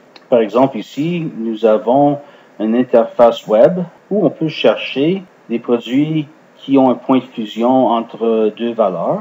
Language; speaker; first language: French; non-native, fluent; English